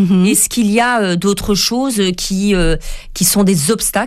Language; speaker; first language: French; native; French